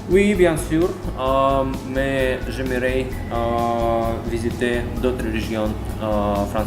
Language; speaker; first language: French; non-native, fluent; Russian